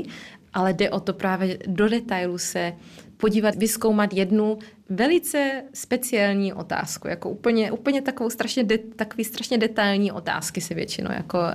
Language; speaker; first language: Czech; early bilingual, heritage; Czech